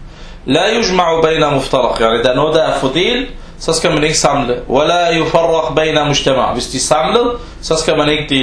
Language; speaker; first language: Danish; early bilingual, other home language; Arabic